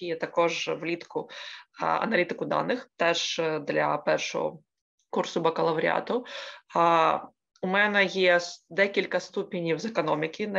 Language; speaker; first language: Ukrainian; native; Ukrainian